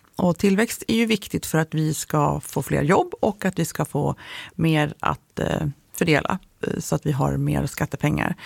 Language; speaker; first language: Swedish; native; Swedish